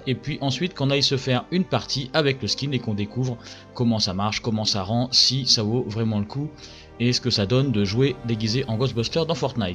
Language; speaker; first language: French; native; French